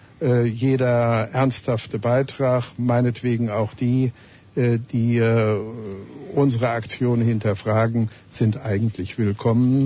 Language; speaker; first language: German; native; German